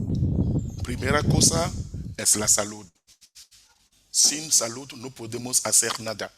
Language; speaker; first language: Spanish; non-native, fluent; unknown